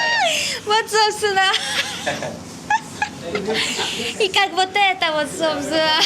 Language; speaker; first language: Russian; native; Russian